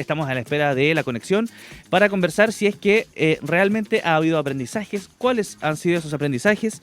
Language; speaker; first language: Spanish; native; Spanish